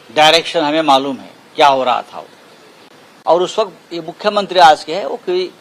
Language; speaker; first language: Hindi; non-native, local second language; Marathi